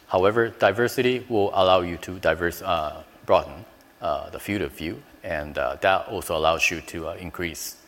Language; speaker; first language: English; non-native, fluent; Japanese